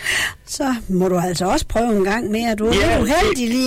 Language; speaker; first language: Danish; native; Danish